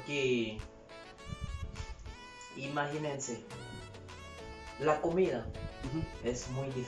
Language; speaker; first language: Spanish; non-native, learner; Haitian Creole